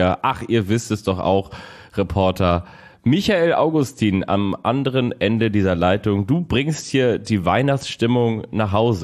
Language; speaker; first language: German; native; German